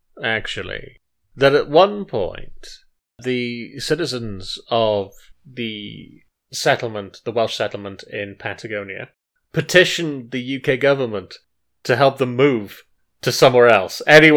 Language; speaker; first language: English; native; English